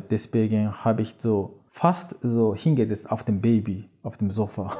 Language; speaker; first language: German; non-native, learner; Japanese